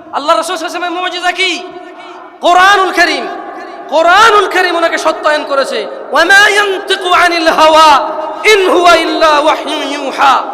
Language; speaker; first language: Bangla; early bilingual, heritage; Bangla